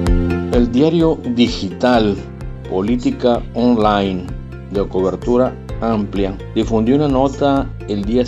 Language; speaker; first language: Spanish; native; Spanish